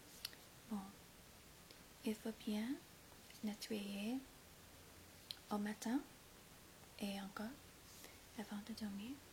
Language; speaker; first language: French; non-native, fluent; English